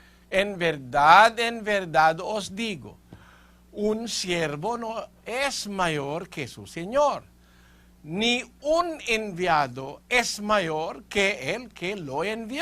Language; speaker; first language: Spanish; non-native, fluent; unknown